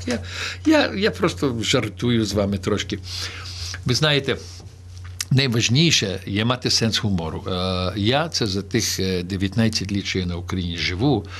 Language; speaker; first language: Ukrainian; early bilingual, heritage; Ukrainian